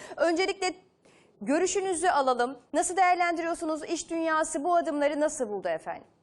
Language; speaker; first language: Turkish; native; Turkish